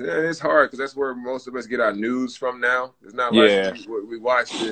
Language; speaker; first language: English; native; English